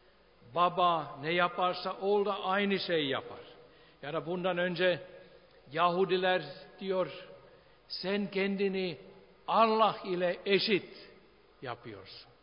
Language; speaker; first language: Turkish; non-native, fluent; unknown